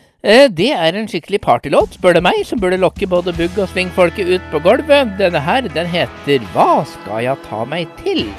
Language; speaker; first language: Norwegian; native; Norwegian